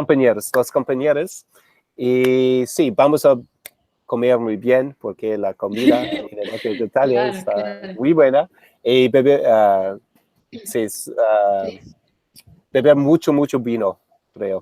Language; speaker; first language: Spanish; non-native, fluent; English